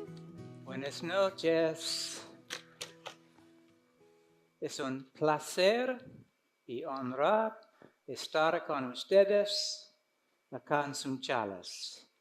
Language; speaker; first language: Spanish; non-native, fluent; English